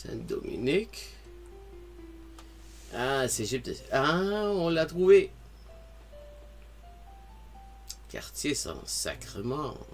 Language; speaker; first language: French; non-native, fluent; English